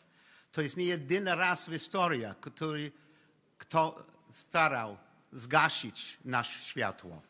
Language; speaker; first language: Polish; non-native, learner; English